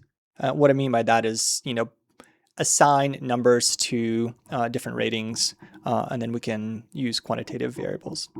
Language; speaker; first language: English; native; English